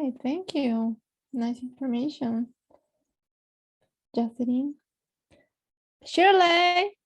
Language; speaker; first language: English; non-native, fluent; Spanish